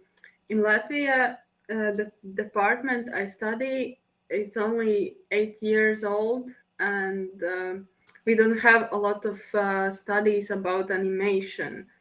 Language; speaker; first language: English; non-native, fluent; Latvian